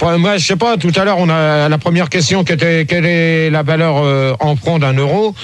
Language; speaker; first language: French; native; French